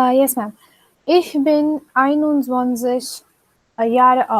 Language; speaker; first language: German; non-native, learner; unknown